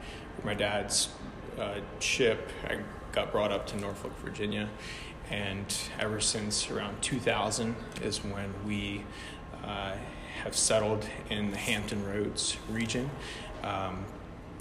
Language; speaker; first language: English; early bilingual, other home language; Ukrainian